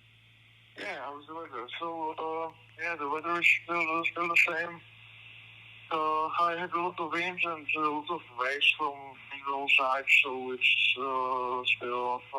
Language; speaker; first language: English; non-native, learner; Czech